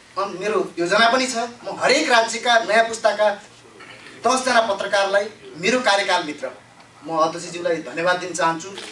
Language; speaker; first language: Nepali; native; Nepali